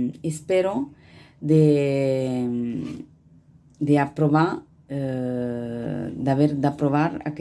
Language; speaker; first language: Catalan; non-native, learner; Italian